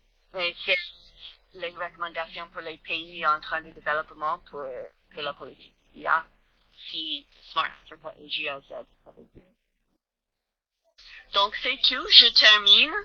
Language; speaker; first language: French; non-native, learner; English